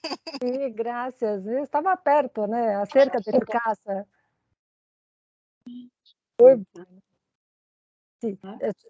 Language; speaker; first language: Spanish; non-native, fluent; Portuguese